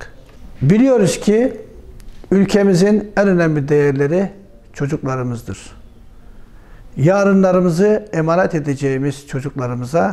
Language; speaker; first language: Turkish; native; Turkish